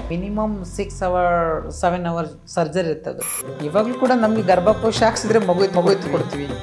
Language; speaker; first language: Kannada; native; Kannada